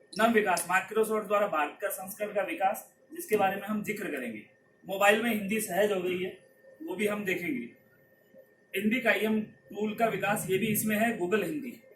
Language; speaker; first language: Hindi; non-native, local second language; Punjabi